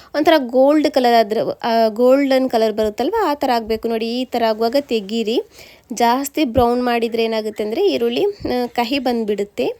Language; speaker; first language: Kannada; native; Kannada